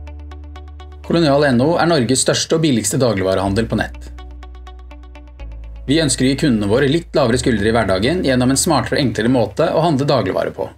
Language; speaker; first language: Norwegian; native; Norwegian